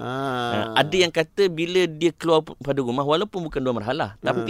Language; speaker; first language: Malay; native; Malay